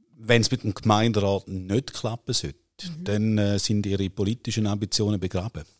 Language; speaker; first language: German; native; German